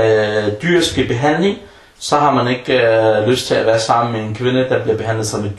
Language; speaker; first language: Danish; non-native, fluent; Arabic